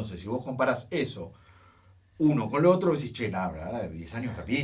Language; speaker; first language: Spanish; native; Spanish